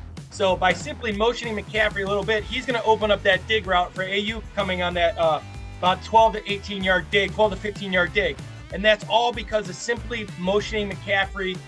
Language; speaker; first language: English; native; English